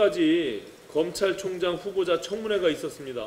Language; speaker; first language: Korean; native; Korean